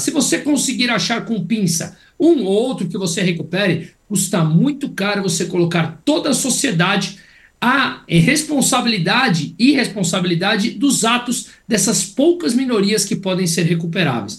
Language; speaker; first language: Portuguese; native; Portuguese